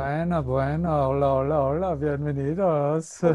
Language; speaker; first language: Spanish; non-native, fluent; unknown